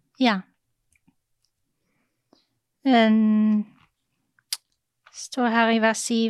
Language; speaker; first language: Norwegian; non-native, fluent; English